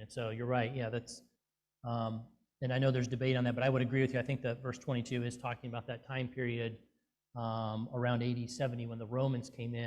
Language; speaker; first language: English; native; English